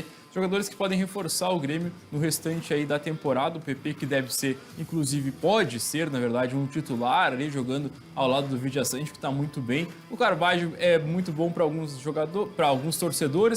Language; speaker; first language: Portuguese; native; Portuguese